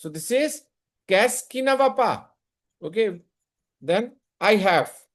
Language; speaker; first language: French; non-native, learner; Hindi